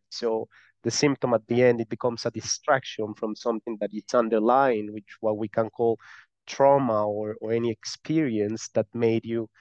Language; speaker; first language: English; non-native, fluent; Spanish